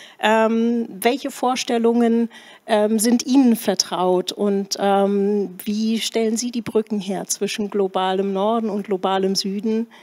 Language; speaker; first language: German; native; German